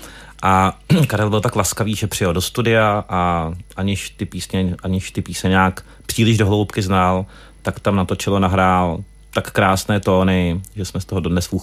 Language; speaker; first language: Czech; native; Czech